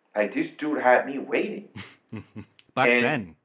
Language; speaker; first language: English; non-native, fluent; Spanish